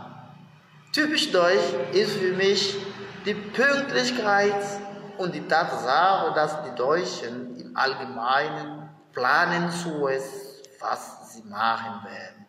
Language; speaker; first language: German; non-native, fluent; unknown